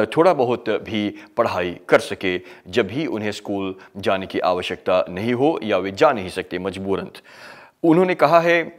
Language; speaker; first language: Hindi; early bilingual, heritage; Hindi